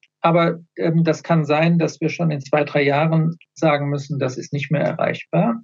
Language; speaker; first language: German; native; German